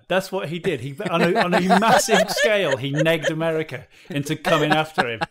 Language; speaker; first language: English; native; English